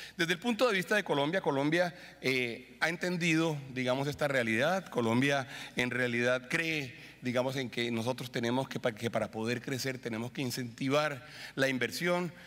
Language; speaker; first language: Spanish; native; Spanish